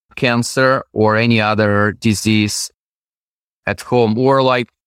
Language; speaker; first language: English; non-native, fluent; Russian